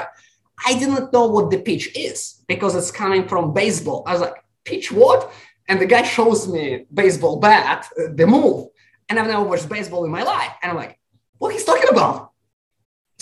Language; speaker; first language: English; non-native, fluent; Russian